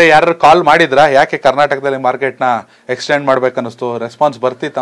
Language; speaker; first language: Kannada; native; Kannada